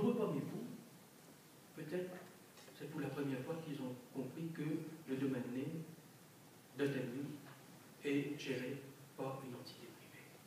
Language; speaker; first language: French; non-native, local second language; Morisyen